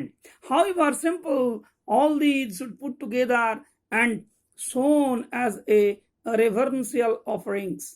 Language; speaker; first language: English; non-native, local second language; Bangla